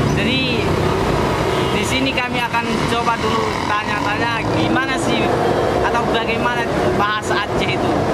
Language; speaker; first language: Indonesian; native; Indonesian